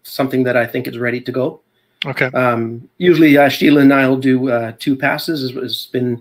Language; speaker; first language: English; native; English